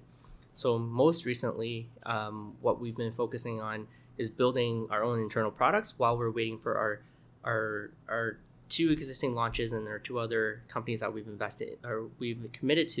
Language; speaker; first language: English; native; English